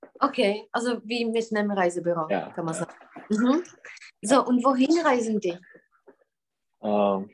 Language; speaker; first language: German; non-native, fluent; Czech